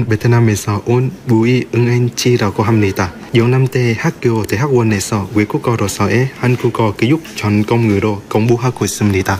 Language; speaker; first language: Korean; non-native, fluent; Vietnamese